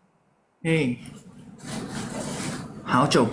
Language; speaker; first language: Chinese; non-native, learner; Thai